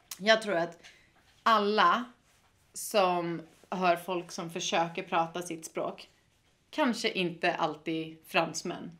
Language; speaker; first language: Swedish; native; Swedish